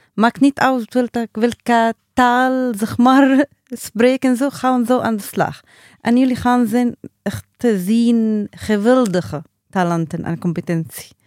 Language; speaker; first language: Dutch; non-native, learner; Arabic